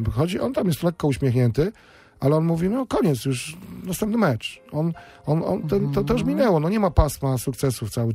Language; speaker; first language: Polish; native; Polish